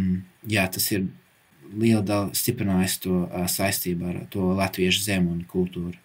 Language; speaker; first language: Latvian; early bilingual, heritage; English